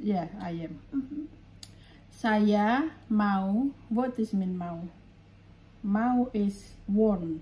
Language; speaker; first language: English; non-native, fluent; Indonesian